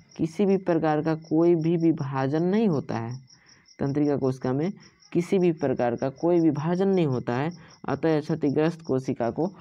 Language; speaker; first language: Hindi; native; Hindi